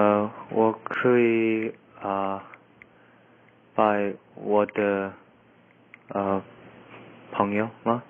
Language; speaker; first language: Chinese; non-native, learner; English